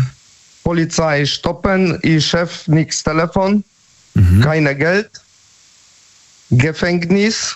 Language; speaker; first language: German; non-native, learner; Polish